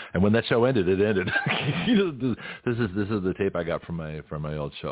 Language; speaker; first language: English; native; English